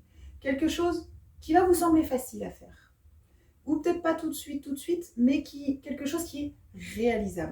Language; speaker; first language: French; native; French